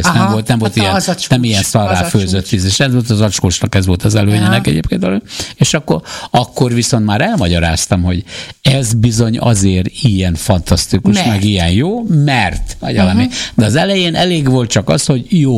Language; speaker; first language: Hungarian; native; Hungarian